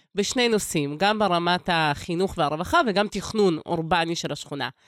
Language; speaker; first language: Hebrew; early bilingual, other home language; Russian